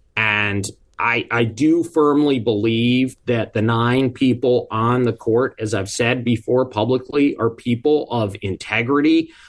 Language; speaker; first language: English; early bilingual, other home language; Hindi